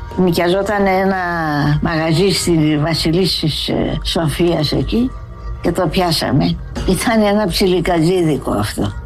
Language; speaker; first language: Greek; native; Greek